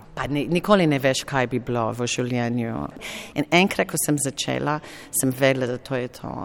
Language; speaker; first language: Slovenian; non-native, fluent; English